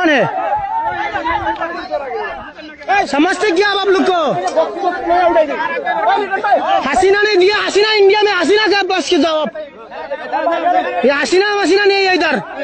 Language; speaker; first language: Hindi; non-native, learner; Bangla